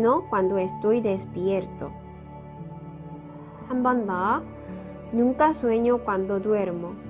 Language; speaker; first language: Spanish; non-native, fluent; Korean